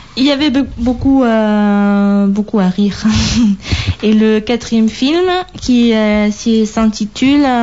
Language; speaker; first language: French; non-native, fluent; German